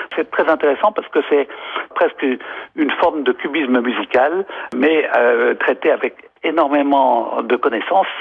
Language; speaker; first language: French; native; French